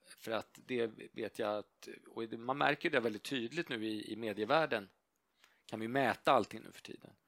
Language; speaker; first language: Swedish; native; Swedish